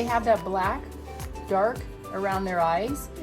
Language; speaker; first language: English; native; English